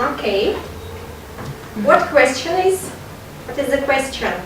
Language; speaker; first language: English; non-native, fluent; Russian